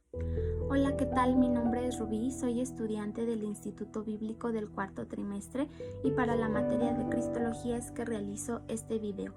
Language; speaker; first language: Spanish; native; Spanish